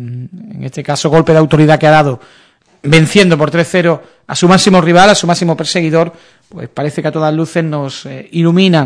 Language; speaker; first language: Spanish; native; Spanish